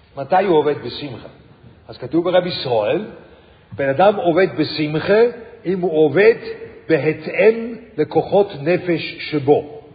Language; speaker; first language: Hebrew; non-native, fluent; English